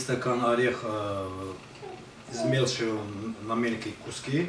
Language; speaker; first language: Russian; non-native, learner; Azerbaijani